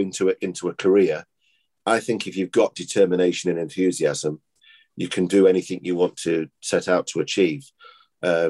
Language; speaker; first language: English; native; English